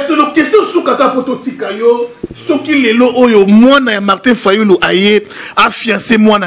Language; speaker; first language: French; non-native, local second language; Lingala